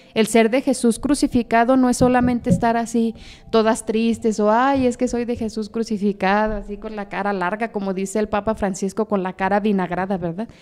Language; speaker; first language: Spanish; native; Spanish